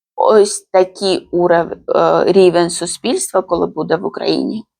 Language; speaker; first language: Ukrainian; non-native, fluent; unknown